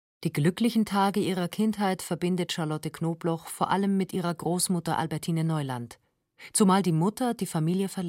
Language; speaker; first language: German; native; German